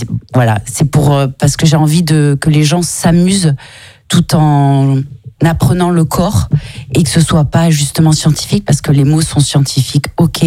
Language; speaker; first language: French; native; French